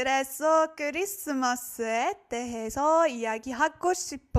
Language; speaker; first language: Korean; non-native, fluent; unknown